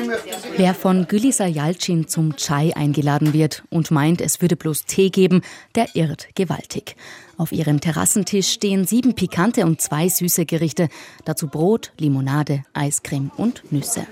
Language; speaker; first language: German; native; German